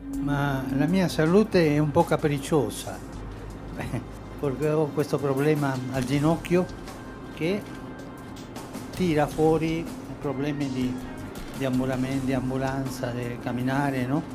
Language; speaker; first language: Italian; non-native, fluent; Spanish